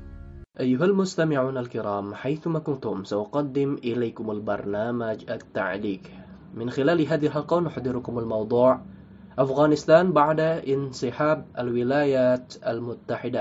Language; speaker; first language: Arabic; non-native, fluent; Indonesian